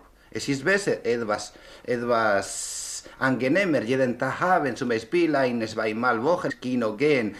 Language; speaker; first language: German; non-native, learner; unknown